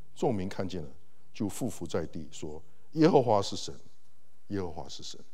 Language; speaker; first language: Chinese; early bilingual, heritage; Chinese